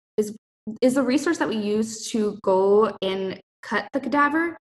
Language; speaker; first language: English; native; English